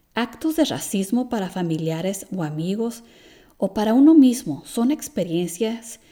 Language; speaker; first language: Spanish; early bilingual, heritage; Spanish